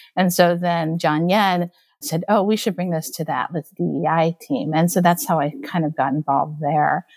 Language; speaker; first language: English; early bilingual, other home language; Japanese